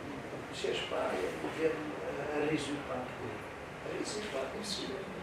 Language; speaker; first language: French; non-native, local second language; Arabic